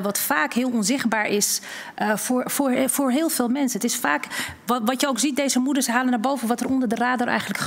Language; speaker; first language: Dutch; native; Dutch